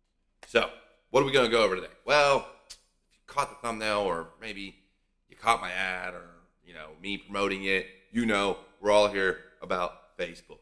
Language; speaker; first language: English; native; English